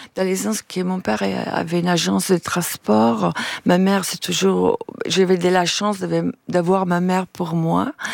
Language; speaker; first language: French; non-native, fluent; Italian